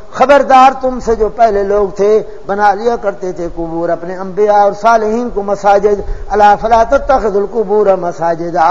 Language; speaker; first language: Urdu; non-native, local second language; Punjabi